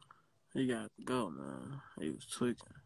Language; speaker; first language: English; native; English